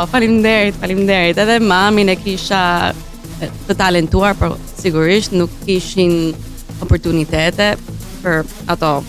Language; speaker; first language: Albanian; early bilingual, heritage; Albanian